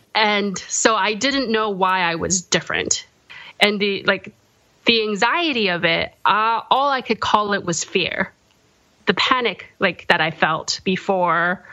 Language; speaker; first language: English; early bilingual, other home language; Korean